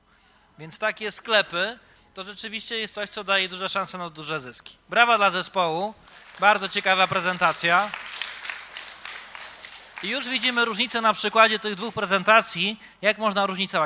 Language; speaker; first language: Polish; native; Polish